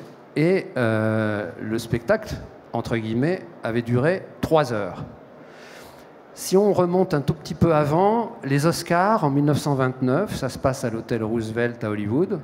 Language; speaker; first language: French; native; French